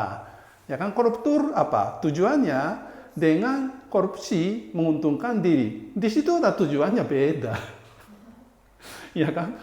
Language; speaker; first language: Indonesian; non-native, fluent; Japanese